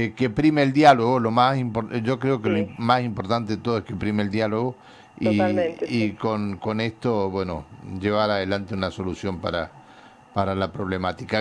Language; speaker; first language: Spanish; native; Spanish